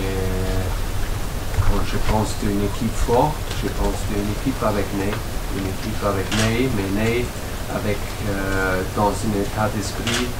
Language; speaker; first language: French; non-native, learner; German